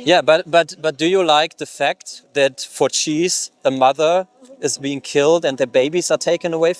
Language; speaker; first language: English; non-native, fluent; German